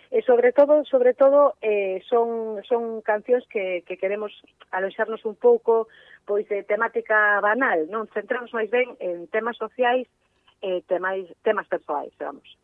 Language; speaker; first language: Galician; non-native, local second language; Spanish